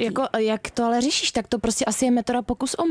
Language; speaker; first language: Czech; native; Czech